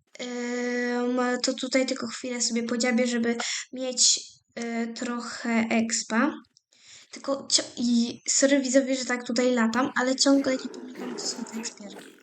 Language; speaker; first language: Polish; native; Polish